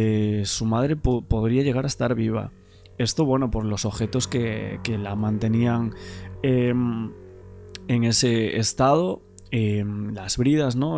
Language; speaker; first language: Spanish; native; Spanish